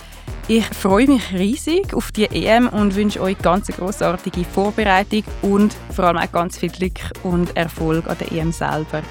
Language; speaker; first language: German; native; German